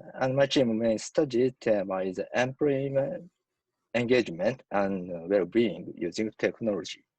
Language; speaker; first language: English; non-native, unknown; Japanese